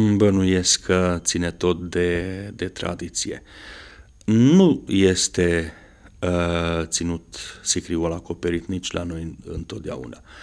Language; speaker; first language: Romanian; non-native, local second language; Hungarian